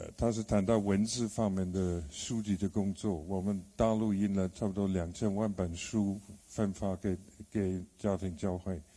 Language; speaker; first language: Chinese; non-native, fluent; English